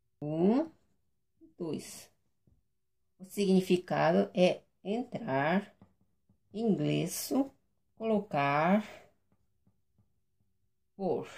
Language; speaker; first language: Portuguese; non-native, fluent; Japanese